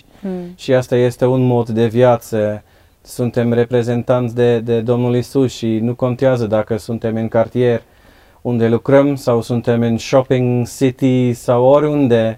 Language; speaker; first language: Romanian; non-native, learner; Dutch